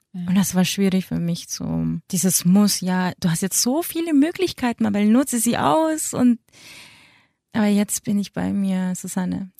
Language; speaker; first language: German; early bilingual, other home language; Filipino